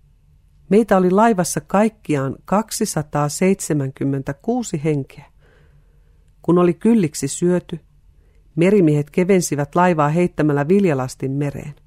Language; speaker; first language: Finnish; native; Finnish